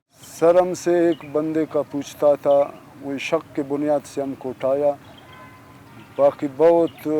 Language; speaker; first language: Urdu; non-native, local second language; Baluchi